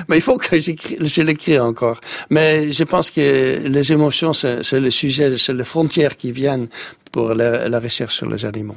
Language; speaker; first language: French; non-native, fluent; Dutch